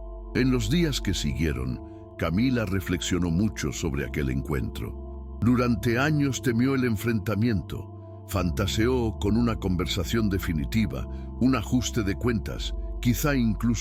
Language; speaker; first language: Spanish; native; Spanish